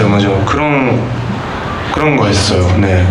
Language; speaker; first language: Korean; non-native, learner; Japanese